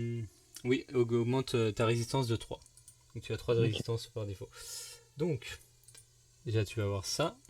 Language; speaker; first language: French; native; French